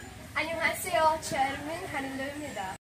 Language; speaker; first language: Korean; non-native, learner; Cebuano